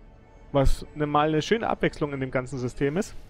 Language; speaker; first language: German; native; German